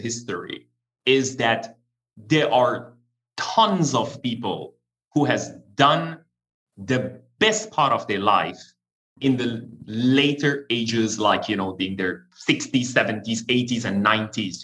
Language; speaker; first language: English; non-native, fluent; Persian